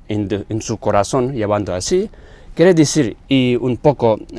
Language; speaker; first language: Spanish; non-native, learner; Tibetan